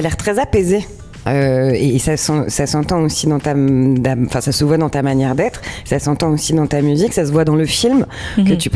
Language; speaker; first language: French; native; French